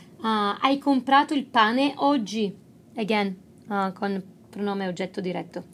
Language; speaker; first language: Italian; non-native, fluent; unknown